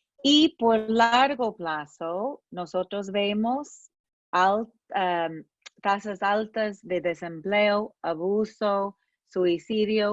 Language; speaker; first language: Spanish; non-native, fluent; English